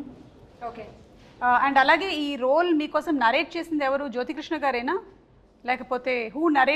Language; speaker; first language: Telugu; native; Telugu